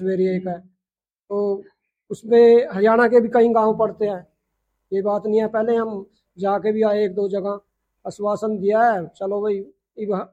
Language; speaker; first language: Hindi; native; Hindi